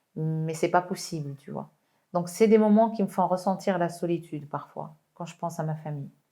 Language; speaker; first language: French; non-native, local second language; Arabic